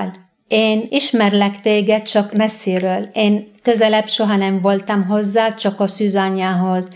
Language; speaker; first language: Hungarian; non-native, fluent; Arabic